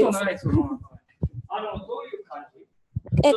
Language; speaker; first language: Japanese; native; Japanese